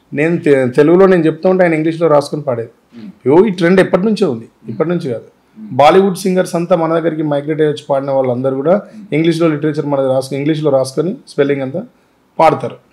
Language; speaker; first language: Telugu; native; Telugu